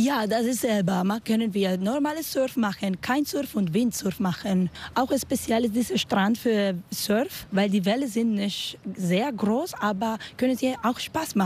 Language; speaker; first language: German; non-native, learner; Spanish